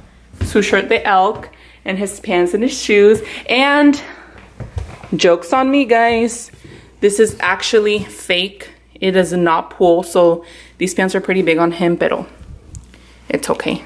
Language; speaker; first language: English; early bilingual, other home language; Spanish